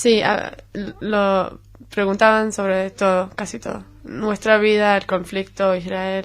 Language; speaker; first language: Spanish; non-native, fluent; Hebrew